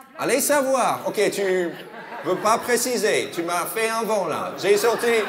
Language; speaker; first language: French; non-native, fluent; English